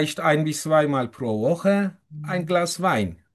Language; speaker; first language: German; non-native, fluent; Turkish